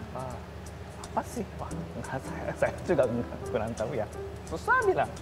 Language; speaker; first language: Indonesian; non-native, learner; Japanese